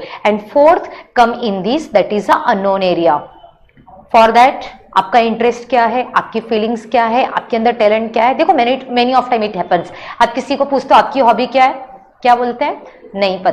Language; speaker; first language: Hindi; native; Hindi